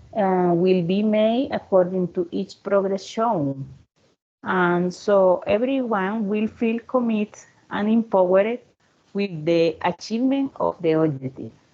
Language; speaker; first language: English; non-native, learner; Spanish